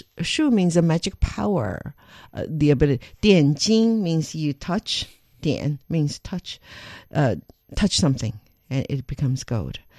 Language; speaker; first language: English; non-native, fluent; Chinese